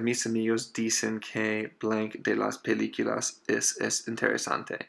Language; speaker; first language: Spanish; non-native, fluent; English